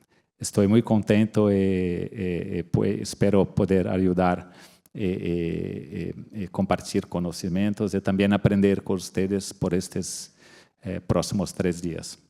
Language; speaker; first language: Spanish; non-native, fluent; Portuguese